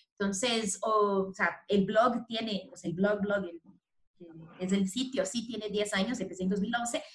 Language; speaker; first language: Spanish; non-native, fluent; Portuguese